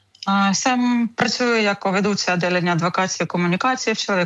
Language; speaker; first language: Czech; non-native, learner; Ukrainian